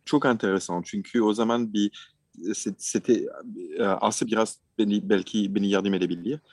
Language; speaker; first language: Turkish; non-native, fluent; French